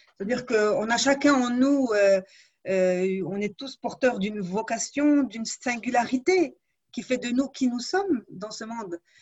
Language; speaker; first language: French; non-native, local second language; Arabic